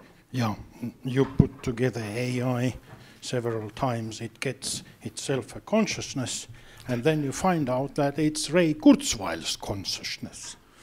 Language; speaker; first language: English; non-native, fluent; Estonian